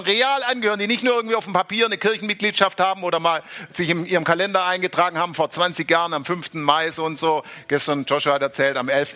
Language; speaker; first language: German; native; German